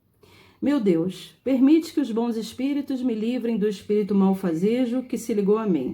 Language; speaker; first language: Portuguese; native; Portuguese